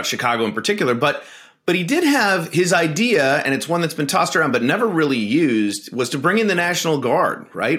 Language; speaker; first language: English; native; English